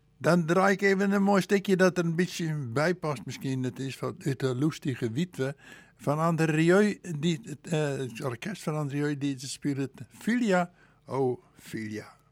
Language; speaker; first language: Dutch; non-native, local second language; Western Frisian